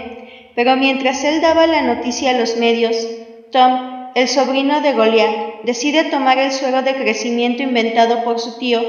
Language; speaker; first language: Spanish; native; Spanish